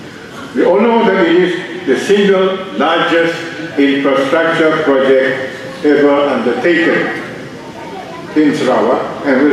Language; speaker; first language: English; non-native, local second language; Malay